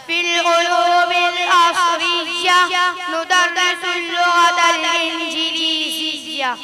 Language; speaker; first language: Arabic; non-native, learner; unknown